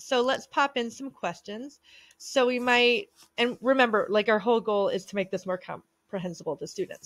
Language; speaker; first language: English; native; English